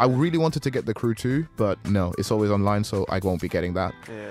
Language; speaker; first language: English; native; English